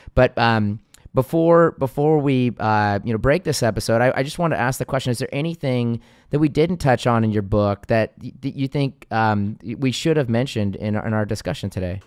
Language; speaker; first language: English; native; English